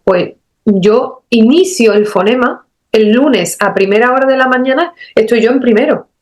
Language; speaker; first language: Spanish; native; Spanish